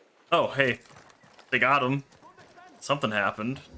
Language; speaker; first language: English; native; English